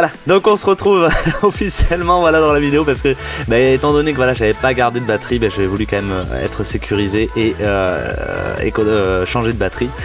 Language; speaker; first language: French; native; French